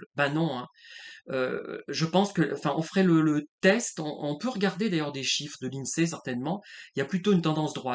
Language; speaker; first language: French; native; French